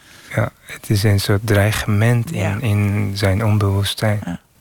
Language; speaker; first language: Dutch; non-native, fluent; Persian